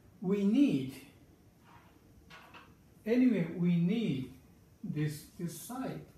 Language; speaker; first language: English; non-native, learner; Japanese